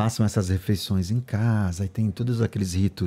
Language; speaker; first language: Portuguese; non-native, learner; Chinese